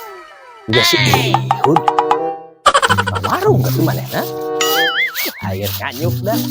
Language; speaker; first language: Indonesian; non-native, local second language; Sundanese